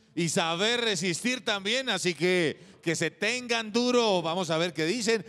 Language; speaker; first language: Spanish; native; Spanish